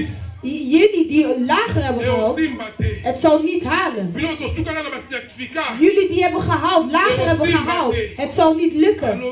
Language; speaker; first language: Dutch; non-native, learner; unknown